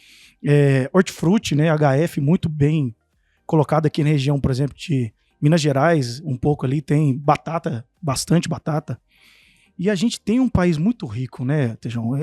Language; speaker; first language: Portuguese; native; Portuguese